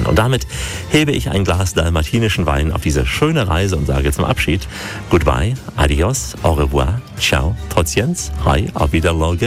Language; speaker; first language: German; native; German